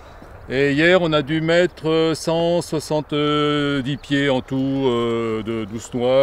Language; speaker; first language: French; native; French